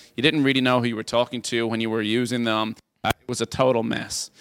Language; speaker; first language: English; native; English